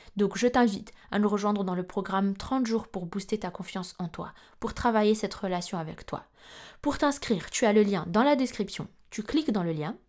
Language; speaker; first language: French; non-native, local second language; Malagasy